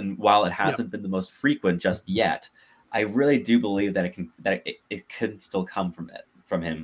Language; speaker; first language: English; native; English